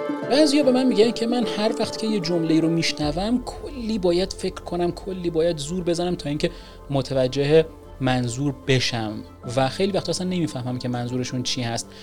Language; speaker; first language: Persian; native; Persian